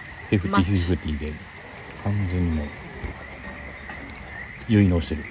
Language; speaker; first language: Japanese; native; Japanese